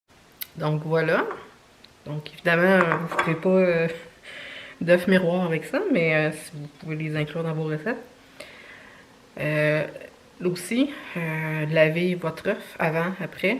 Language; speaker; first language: French; native; French